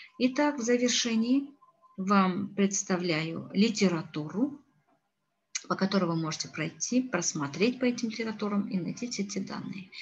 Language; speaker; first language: Russian; non-native, local second language; Kazakh